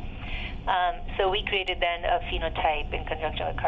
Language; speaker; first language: English; non-native, local second language; Urdu